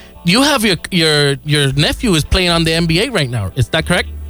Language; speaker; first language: English; non-native, fluent; Spanish